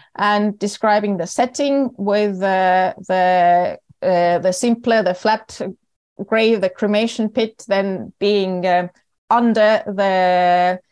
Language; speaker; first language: English; non-native, fluent; Estonian